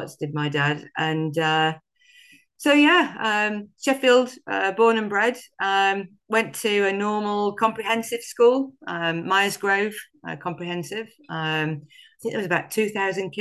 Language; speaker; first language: English; native; English